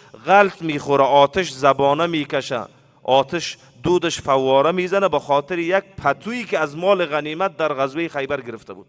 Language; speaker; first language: Persian; native; Persian